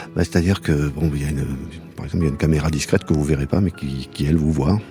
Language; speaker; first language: French; native; French